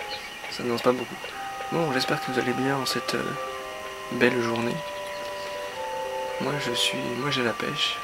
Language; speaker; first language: French; native; French